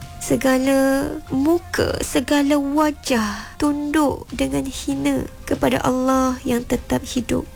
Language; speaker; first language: Malay; native; Malay